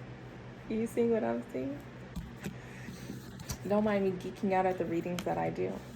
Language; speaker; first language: English; native; English